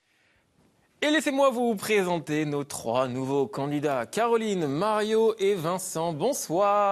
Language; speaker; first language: French; native; French